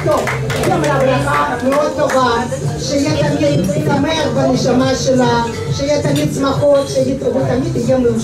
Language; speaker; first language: Hebrew; non-native, fluent; Russian